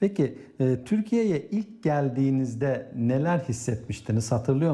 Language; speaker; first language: Turkish; native; Turkish